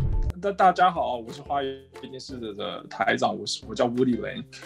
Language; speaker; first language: Chinese; native; Chinese